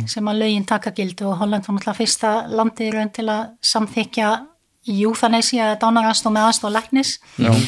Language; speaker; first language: Icelandic; non-native, fluent; Dutch